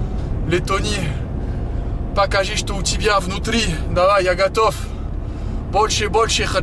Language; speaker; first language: Russian; non-native, learner; French